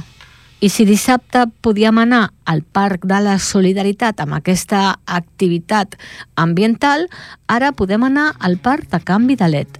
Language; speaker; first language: Catalan; native; Catalan